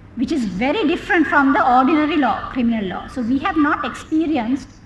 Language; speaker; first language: English; non-native, local second language; Sinhala